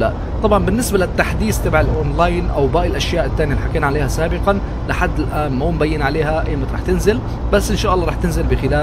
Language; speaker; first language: Arabic; native; Arabic